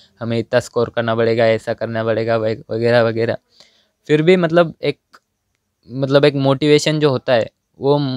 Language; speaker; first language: Hindi; non-native, local second language; Marathi